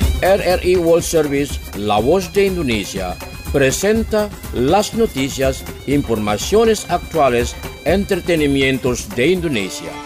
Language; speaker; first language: Spanish; non-native, fluent; Indonesian